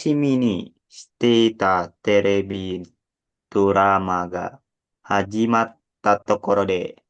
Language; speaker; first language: Japanese; non-native, learner; Indonesian